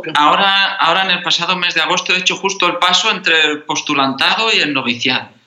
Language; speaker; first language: Spanish; native; Spanish